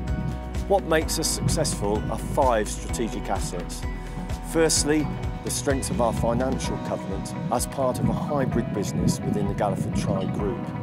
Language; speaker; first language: English; native; English